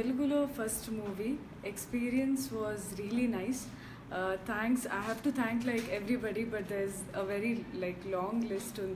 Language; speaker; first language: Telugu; non-native, learner; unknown